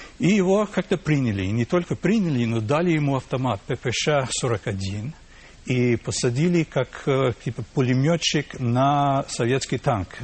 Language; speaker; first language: Russian; non-native, fluent; English